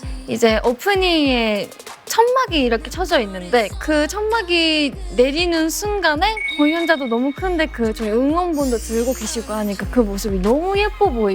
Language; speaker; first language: Korean; non-native, fluent; Japanese